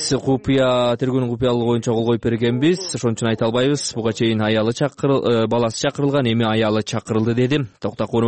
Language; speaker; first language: Kyrgyz; native; Kyrgyz